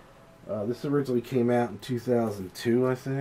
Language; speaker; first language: English; native; English